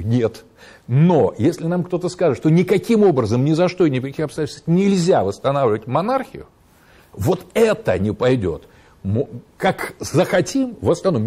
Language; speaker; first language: Russian; native; Russian